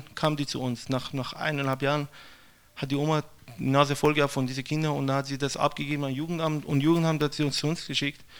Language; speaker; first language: German; non-native, fluent; Persian